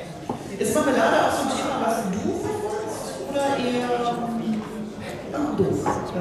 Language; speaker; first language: German; native; German